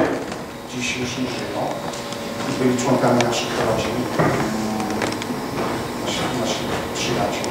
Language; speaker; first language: Polish; native; Polish